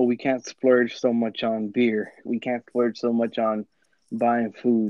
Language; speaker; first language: English; native; English